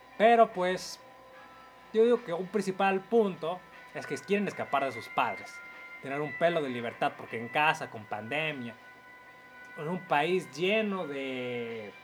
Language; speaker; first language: Spanish; native; Spanish